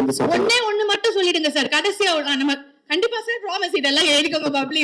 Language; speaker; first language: Tamil; native; Tamil